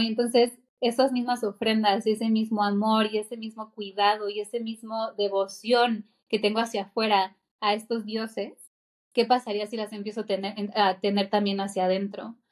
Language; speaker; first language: Spanish; native; Spanish